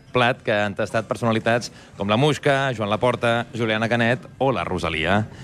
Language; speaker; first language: Catalan; native; Catalan